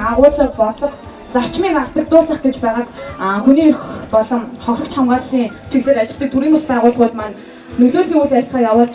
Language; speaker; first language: Mongolian; native; Mongolian